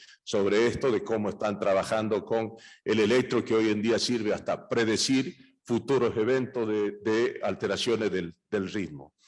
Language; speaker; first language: Spanish; native; Spanish